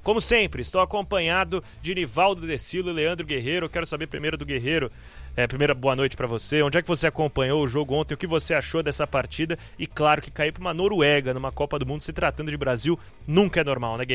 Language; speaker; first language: Portuguese; native; Portuguese